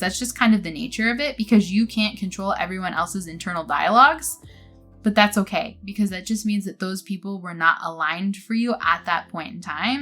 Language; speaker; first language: English; native; English